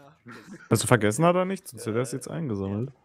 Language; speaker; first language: German; native; German